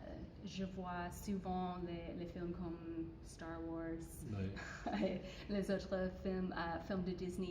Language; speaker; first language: French; non-native, fluent; English